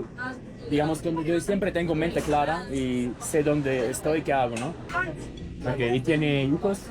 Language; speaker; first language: Spanish; non-native, fluent; Russian